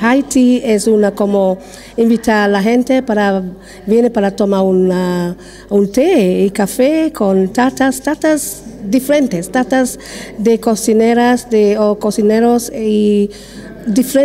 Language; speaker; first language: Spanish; non-native, learner; English